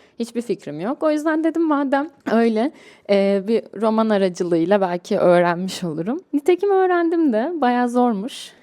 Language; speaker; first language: Turkish; native; Turkish